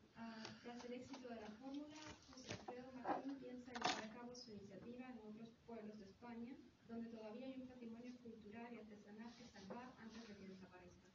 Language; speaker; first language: Spanish; non-native, learner; French